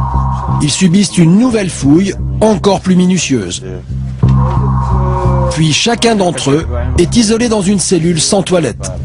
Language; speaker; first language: French; native; French